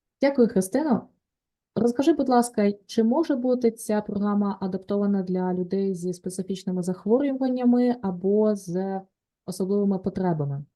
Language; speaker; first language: Ukrainian; native; Ukrainian